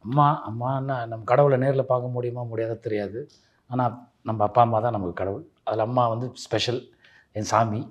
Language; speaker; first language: Tamil; native; Tamil